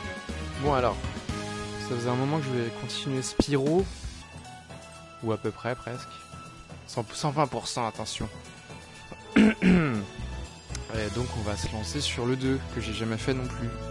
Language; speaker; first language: French; native; French